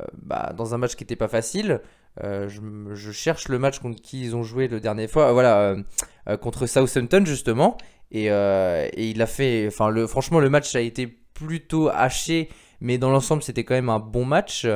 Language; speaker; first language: French; native; French